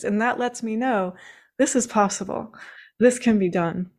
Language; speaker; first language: English; native; English